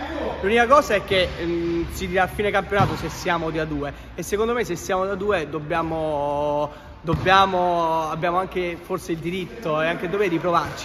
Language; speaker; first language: Italian; native; Italian